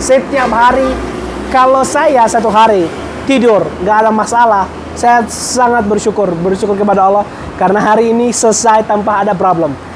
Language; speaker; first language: Indonesian; non-native, fluent; Arabic